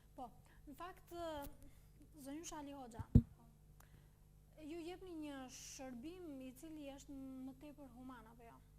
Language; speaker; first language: Albanian; native; Albanian